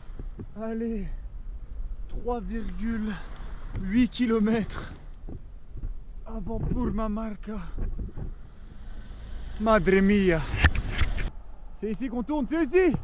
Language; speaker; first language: French; native; French